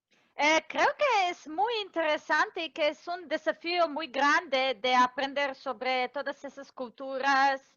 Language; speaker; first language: Spanish; non-native, fluent; Serbian